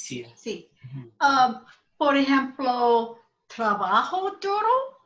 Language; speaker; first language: Spanish; non-native, learner; English